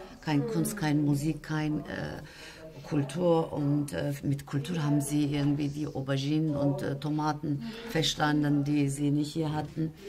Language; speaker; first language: German; non-native, fluent; Turkish